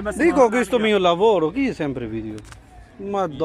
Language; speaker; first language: Italian; non-native, learner; Punjabi